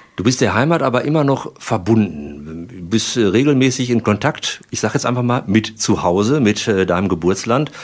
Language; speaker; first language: German; native; German